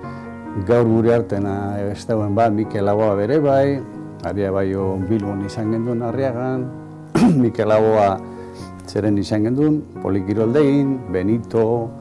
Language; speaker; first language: Basque; native; Basque